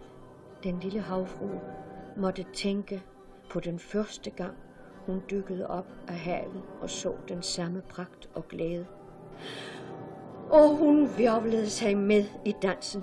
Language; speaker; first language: Danish; native; Danish